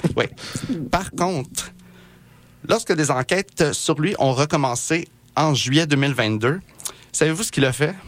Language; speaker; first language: French; native; French